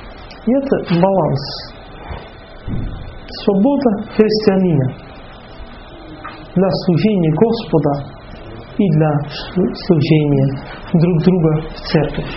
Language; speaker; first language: Russian; non-native, fluent; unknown